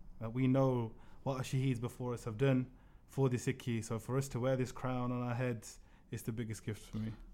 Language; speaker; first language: English; native; English